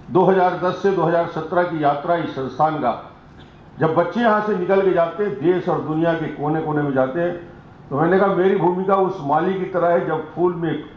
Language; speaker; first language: Hindi; native; Hindi